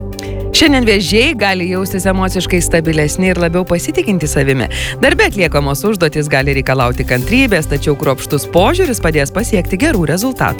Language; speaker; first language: Lithuanian; native; Lithuanian